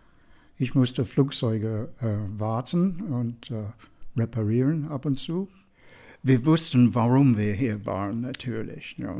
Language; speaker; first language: German; non-native, fluent; English